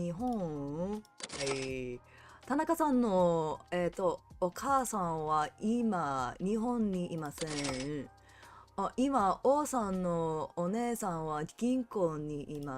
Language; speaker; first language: Japanese; non-native, learner; English